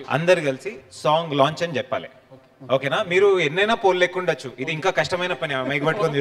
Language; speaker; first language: Telugu; native; Telugu